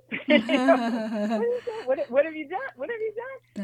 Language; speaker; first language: English; native; English